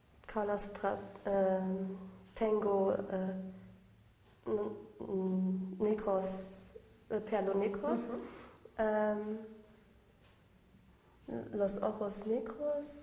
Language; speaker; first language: Spanish; non-native, learner; German